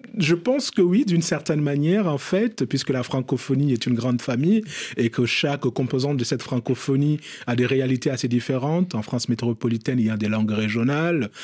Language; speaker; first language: French; non-native, local second language; Bambara